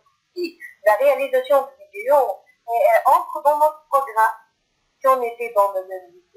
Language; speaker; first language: French; non-native, local second language; Arabic